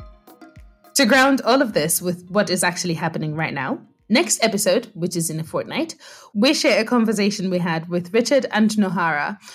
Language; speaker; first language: English; non-native, local second language; Nyanja